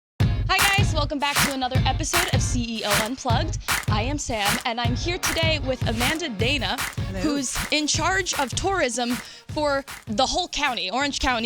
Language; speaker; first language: English; native; English